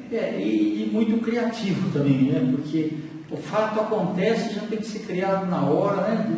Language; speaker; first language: Portuguese; native; Portuguese